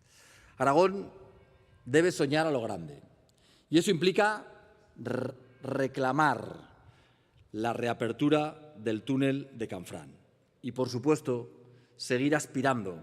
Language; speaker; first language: Spanish; native; Spanish